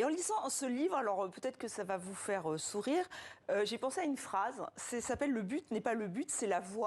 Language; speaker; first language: French; native; French